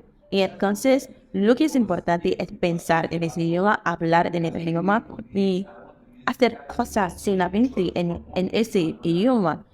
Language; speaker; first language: Spanish; non-native, fluent; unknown